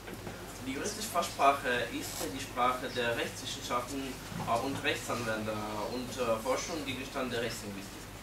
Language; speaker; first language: German; non-native, learner; Russian